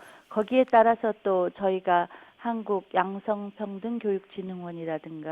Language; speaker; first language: Korean; native; Korean